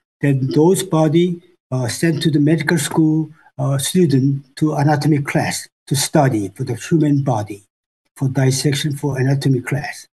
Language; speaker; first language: English; non-native, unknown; Korean